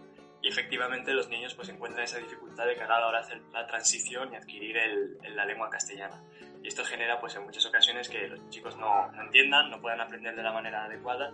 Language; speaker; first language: Spanish; native; Spanish